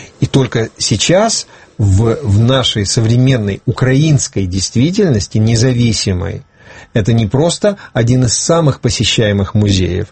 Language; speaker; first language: Russian; non-native, local second language; Ukrainian